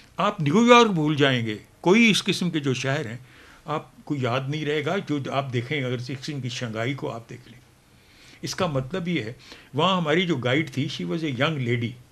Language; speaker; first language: Urdu; non-native, local second language; Punjabi